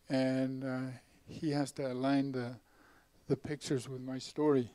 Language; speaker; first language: English; native; English